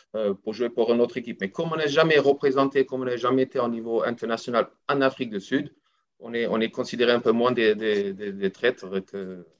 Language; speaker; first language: French; non-native, fluent; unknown